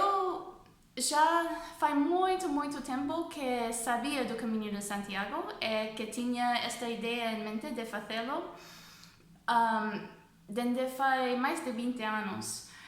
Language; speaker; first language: Portuguese; non-native, fluent; English